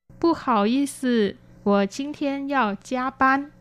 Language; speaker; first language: Chinese; non-native, fluent; Vietnamese